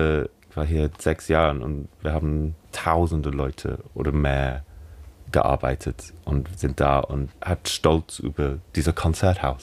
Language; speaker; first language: German; non-native, fluent; English